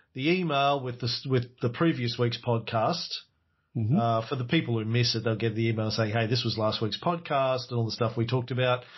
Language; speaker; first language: English; native; English